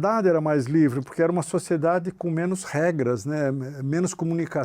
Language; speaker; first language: Portuguese; native; Portuguese